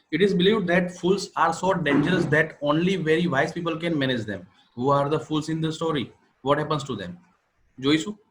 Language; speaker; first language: English; non-native, local second language; Gujarati